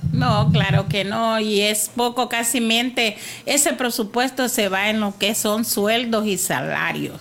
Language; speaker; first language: Spanish; native; Spanish